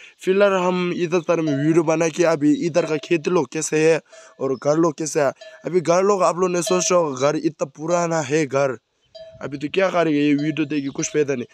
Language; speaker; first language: Hindi; non-native, local second language; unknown